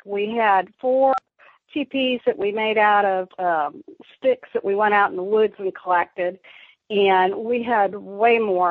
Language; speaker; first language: English; native; English